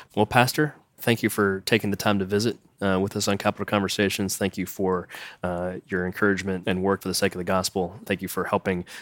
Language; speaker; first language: English; native; English